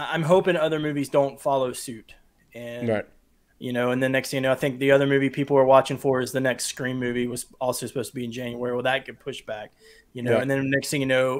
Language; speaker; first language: English; native; English